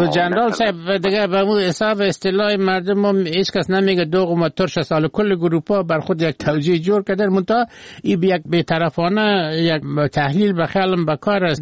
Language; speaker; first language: Persian; native; Persian